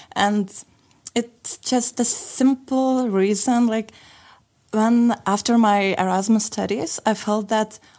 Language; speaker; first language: English; non-native, fluent; Lithuanian